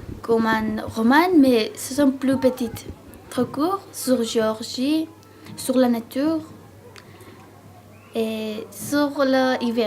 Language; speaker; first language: French; non-native, learner; Georgian